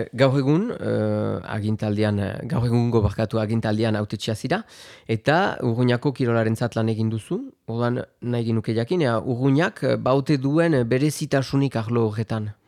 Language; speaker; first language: Basque; native; Basque